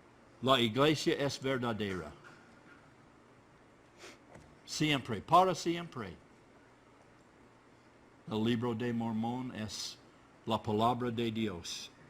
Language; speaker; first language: Spanish; non-native, learner; English